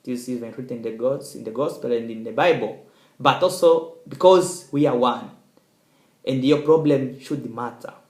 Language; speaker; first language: English; non-native, fluent; Portuguese